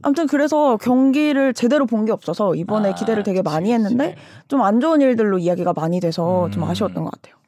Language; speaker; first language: Korean; native; Korean